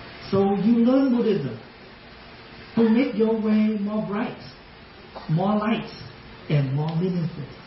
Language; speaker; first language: English; early bilingual, other home language; Vietnamese